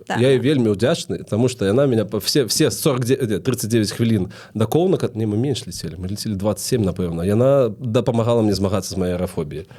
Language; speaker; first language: Belarusian; non-native, local second language; Russian